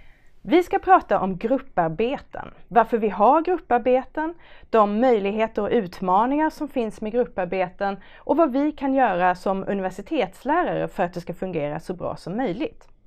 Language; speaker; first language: Swedish; native; Swedish